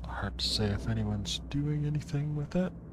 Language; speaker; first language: English; native; English